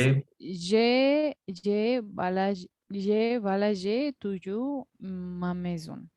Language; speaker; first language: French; non-native, learner; Spanish